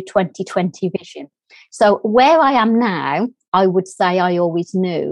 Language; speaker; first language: English; native; English